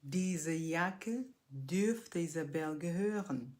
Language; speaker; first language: German; non-native, fluent; Portuguese